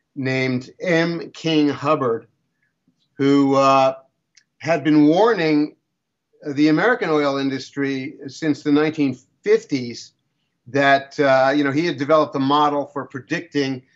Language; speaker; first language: English; native; English